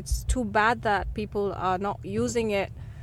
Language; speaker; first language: English; non-native, local second language; Tamil